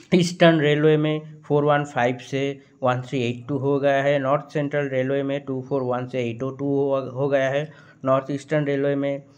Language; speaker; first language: Hindi; non-native, local second language; Bangla